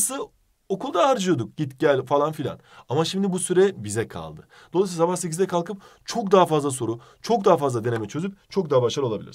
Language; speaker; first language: Turkish; native; Turkish